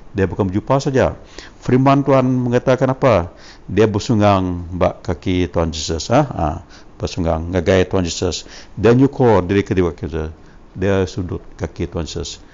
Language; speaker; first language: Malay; non-native, local second language; Iban